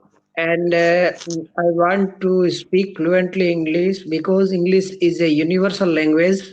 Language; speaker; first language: English; non-native, learner; Rajasthani